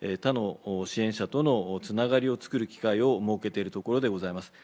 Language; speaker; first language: Japanese; native; Japanese